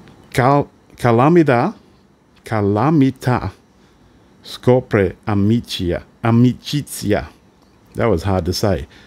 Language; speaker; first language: English; early bilingual, other home language; Italian